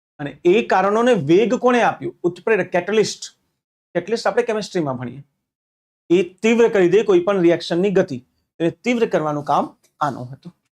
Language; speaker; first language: Gujarati; non-native, local second language; Hindi